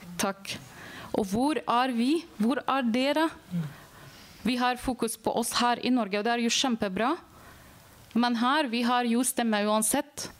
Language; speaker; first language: Norwegian; non-native, fluent; Arabic